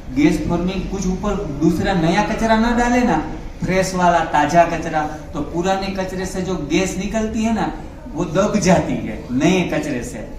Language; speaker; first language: Hindi; non-native, local second language; Gujarati